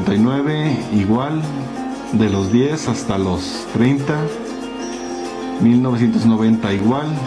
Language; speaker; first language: Spanish; native; Spanish